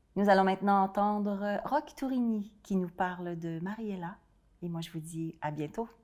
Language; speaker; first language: French; native; French